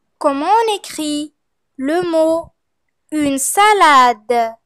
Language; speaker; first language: French; non-native, fluent; Arabic